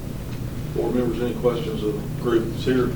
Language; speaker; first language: English; native; English